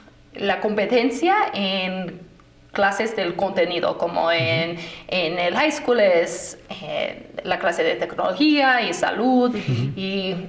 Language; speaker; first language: Spanish; non-native, fluent; English